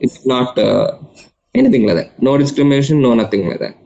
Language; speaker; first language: English; non-native, local second language; Telugu